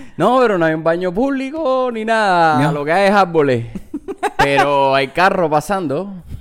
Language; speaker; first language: Spanish; native; Spanish